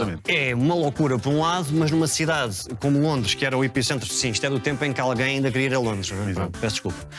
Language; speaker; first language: Portuguese; native; Portuguese